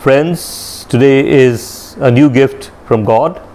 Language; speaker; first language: English; non-native, local second language; Hindi